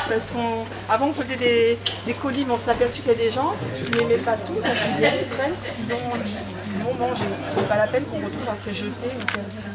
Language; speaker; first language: French; native; French